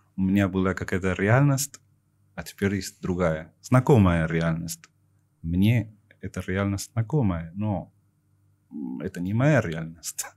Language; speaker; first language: Russian; non-native, fluent; Spanish